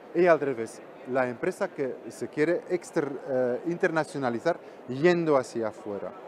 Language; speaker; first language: Spanish; non-native, fluent; Dutch